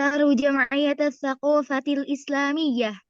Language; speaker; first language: Arabic; non-native, learner; Indonesian